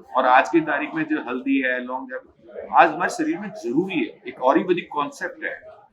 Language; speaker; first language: Hindi; native; Hindi